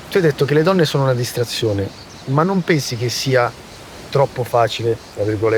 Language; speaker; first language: Italian; native; Italian